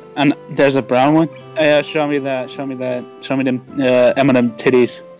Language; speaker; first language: English; non-native, fluent; German